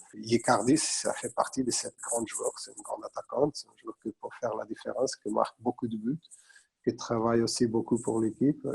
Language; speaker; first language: French; non-native, fluent; Portuguese